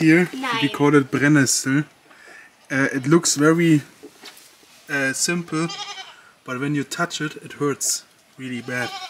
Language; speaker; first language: English; non-native, learner; German